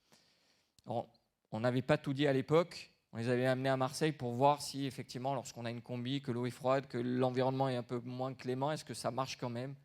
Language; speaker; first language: French; native; French